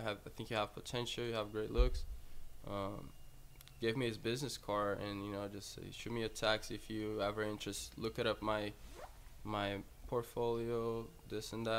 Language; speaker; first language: English; non-native, fluent; Portuguese